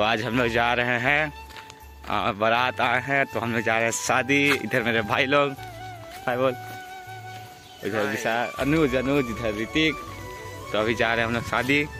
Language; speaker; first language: Hindi; native; Hindi